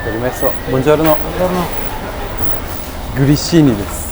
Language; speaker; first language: Italian; non-native, learner; Japanese